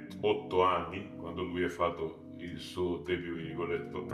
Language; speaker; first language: Italian; non-native, learner; Georgian